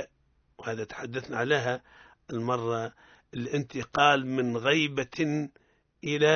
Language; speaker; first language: Arabic; native; Arabic